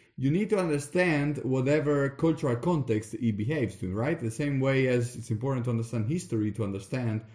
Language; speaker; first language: English; non-native, fluent; Italian